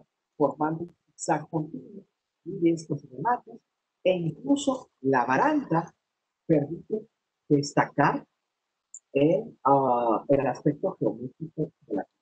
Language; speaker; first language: Spanish; native; Spanish